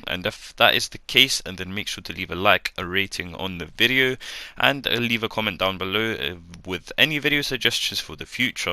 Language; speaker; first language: English; native; English